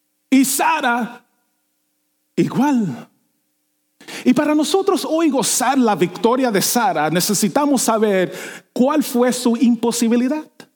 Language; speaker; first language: Spanish; native; Spanish